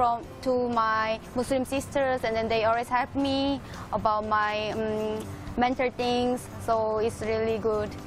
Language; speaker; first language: English; non-native, fluent; Korean